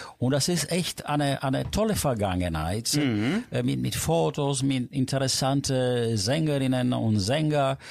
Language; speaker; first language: German; non-native, fluent; Italian